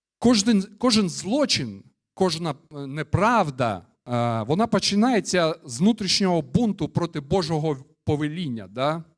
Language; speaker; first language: Ukrainian; non-native, local second language; Russian